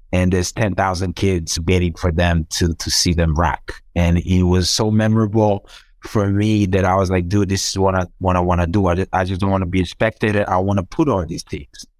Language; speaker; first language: English; non-native, fluent; Croatian